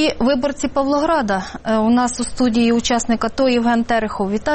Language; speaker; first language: Ukrainian; native; Ukrainian